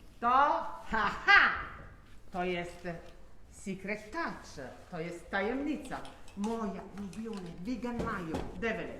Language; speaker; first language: Polish; non-native, learner; Italian